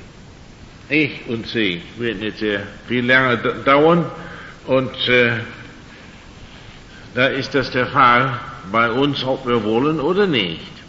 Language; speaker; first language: German; non-native, fluent; English